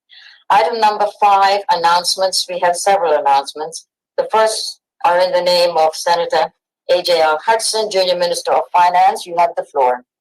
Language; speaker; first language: English; native; English